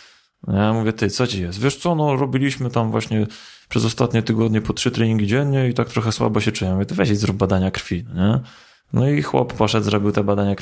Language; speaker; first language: Polish; native; Polish